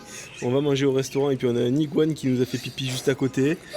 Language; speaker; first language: French; native; French